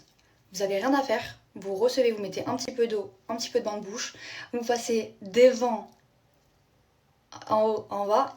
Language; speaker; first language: French; native; French